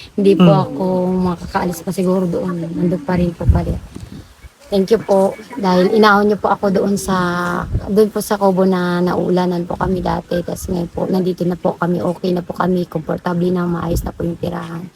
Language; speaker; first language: Filipino; native; Filipino